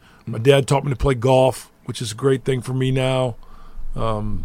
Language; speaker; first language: English; native; English